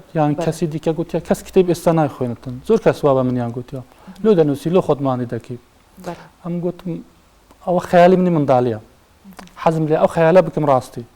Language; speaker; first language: Central Kurdish; non-native, local second language; Kurdish